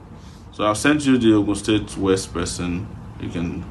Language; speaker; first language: English; non-native, local second language; Yoruba